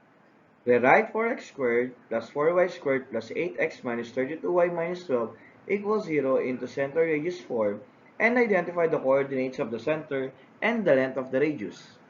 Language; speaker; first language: English; non-native, local second language; Filipino